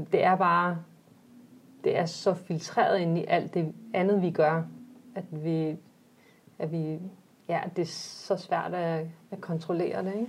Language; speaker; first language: Danish; early bilingual, other home language; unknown